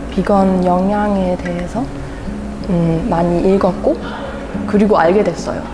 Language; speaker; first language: Korean; non-native, fluent; German